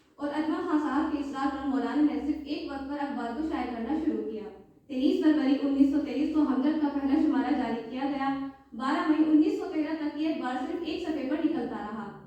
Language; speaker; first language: Urdu; native; Urdu